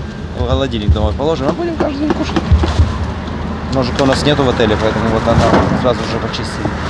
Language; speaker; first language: Russian; native; Russian